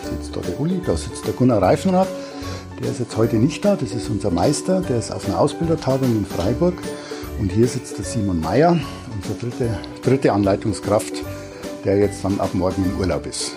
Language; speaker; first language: German; native; German